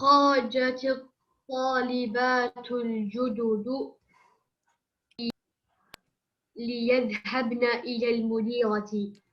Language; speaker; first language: Arabic; non-native, learner; English